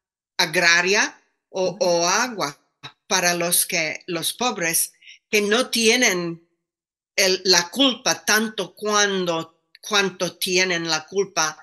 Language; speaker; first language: Spanish; non-native, fluent; English